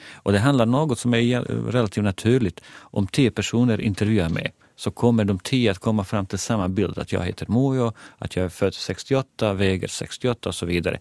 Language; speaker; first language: Swedish; non-native, fluent; Bosnian